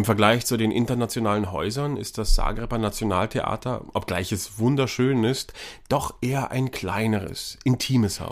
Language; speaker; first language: German; native; German